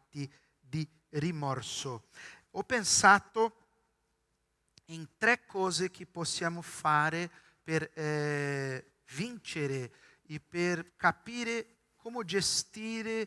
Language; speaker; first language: Italian; non-native, fluent; Portuguese